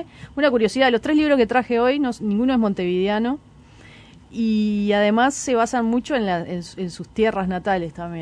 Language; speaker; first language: Spanish; native; Spanish